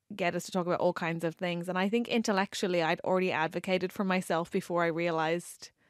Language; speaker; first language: English; native; English